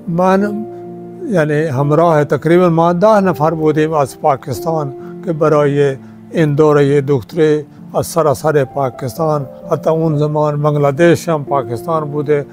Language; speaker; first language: Persian; non-native, fluent; Punjabi